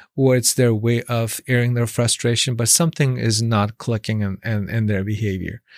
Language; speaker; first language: English; non-native, fluent; Chinese